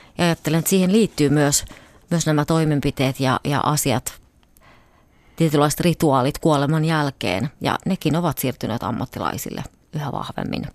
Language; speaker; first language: Finnish; native; Finnish